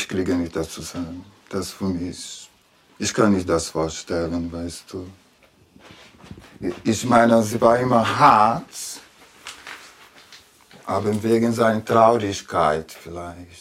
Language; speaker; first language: German; non-native, learner; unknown